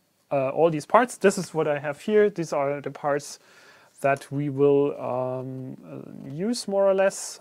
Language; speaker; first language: English; non-native, fluent; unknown